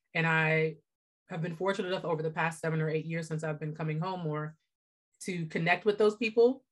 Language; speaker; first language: English; native; English